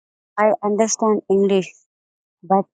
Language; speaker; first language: English; non-native, learner; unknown